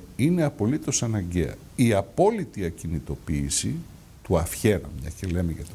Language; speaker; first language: Greek; native; Greek